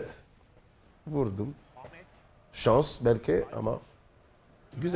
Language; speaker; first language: Turkish; non-native, learner; French